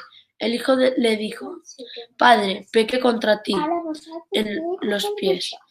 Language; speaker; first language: Spanish; native; Spanish